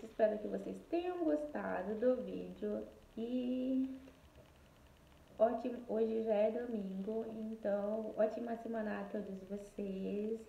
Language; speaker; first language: Portuguese; non-native, fluent; Haitian Creole